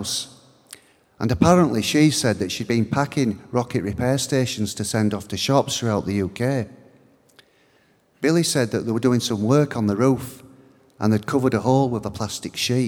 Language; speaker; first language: English; native; English